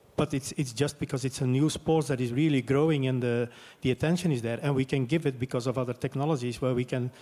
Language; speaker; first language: English; non-native, fluent; Dutch